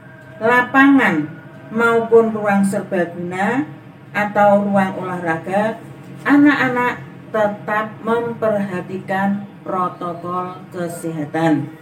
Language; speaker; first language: Indonesian; native; Indonesian